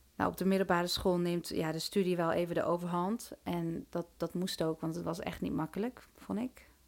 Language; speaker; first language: Dutch; early bilingual, other home language; Turkish